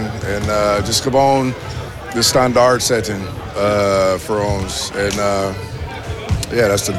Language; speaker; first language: Dutch; non-native, learner; English